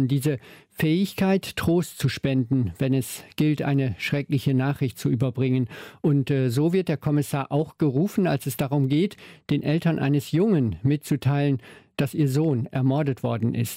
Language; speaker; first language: German; native; German